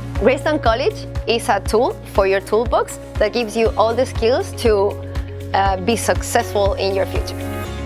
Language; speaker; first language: English; non-native, fluent; Spanish